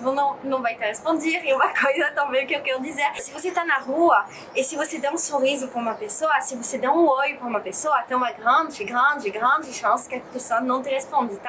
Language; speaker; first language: Portuguese; non-native, fluent; French